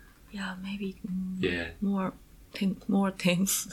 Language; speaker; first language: English; non-native, learner; Japanese